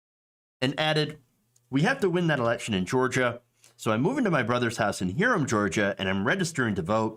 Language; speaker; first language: English; native; English